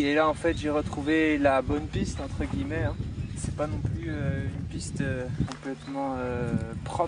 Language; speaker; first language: French; native; French